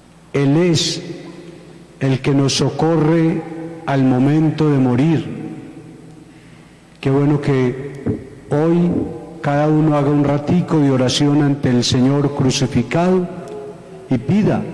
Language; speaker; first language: Spanish; native; Spanish